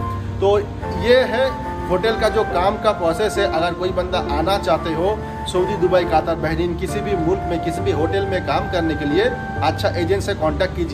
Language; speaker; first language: Hindi; non-native, local second language; Bangla